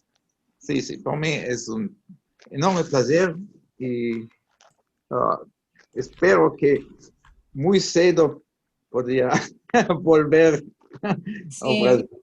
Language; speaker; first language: Portuguese; non-native, learner; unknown